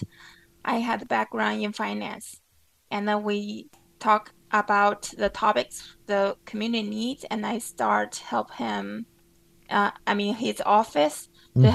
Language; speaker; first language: English; non-native, fluent; Chinese